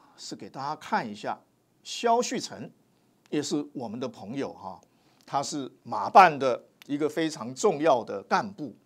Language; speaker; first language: Chinese; native; Chinese